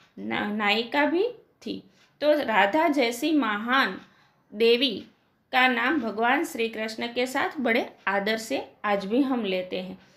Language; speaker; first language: Hindi; non-native, local second language; Gujarati